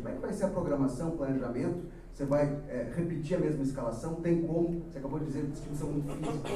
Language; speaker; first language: Portuguese; native; Portuguese